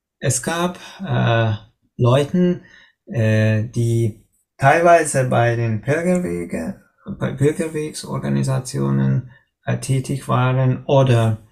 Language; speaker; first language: German; non-native, learner; Hungarian